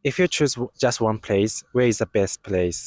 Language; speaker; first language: English; non-native, fluent; Japanese